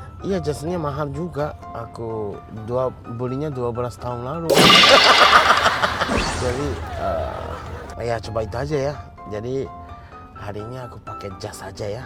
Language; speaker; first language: Indonesian; non-native, learner; Japanese